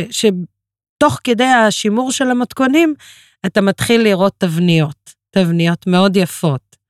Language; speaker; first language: Hebrew; non-native, local second language; Arabic